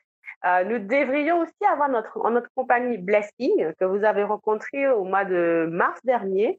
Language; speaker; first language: French; native; French